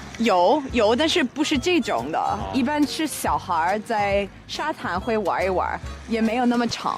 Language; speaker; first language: Chinese; non-native, fluent; English